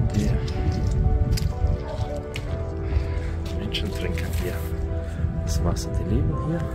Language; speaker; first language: German; non-native, learner; Russian